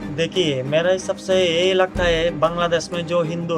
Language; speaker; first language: Hindi; non-native, learner; Bangla